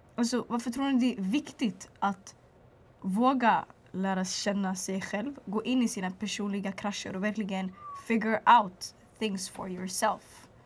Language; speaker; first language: Swedish; early bilingual, other home language; Arabic